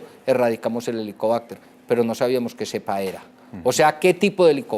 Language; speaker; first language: Spanish; native; Spanish